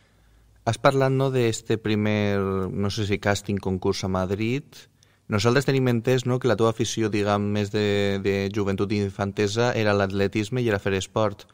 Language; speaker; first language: Catalan; native; Catalan